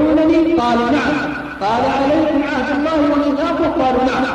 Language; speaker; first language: Arabic; native; Arabic